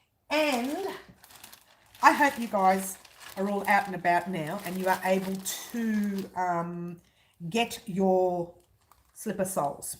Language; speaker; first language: English; native; English